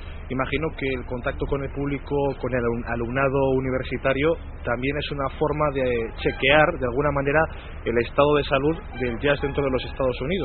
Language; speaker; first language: Spanish; native; Spanish